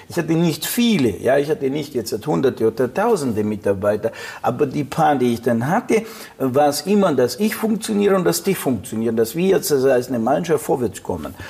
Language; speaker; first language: German; non-native, fluent; Russian